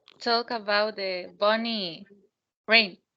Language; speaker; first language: English; non-native, learner; Spanish